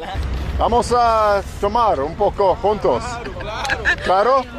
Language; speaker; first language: Spanish; non-native, learner; English